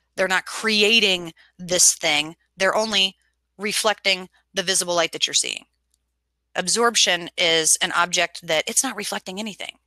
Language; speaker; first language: English; native; English